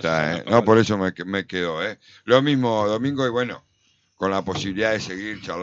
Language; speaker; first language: Spanish; native; Spanish